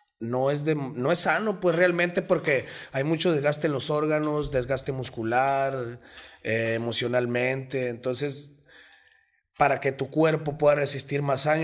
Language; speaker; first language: Spanish; native; Spanish